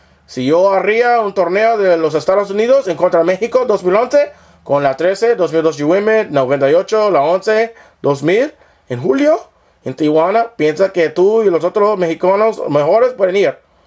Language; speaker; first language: Spanish; non-native, learner; English